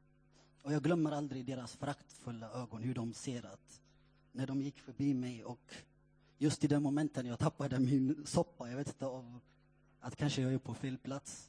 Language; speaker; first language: Swedish; non-native, fluent; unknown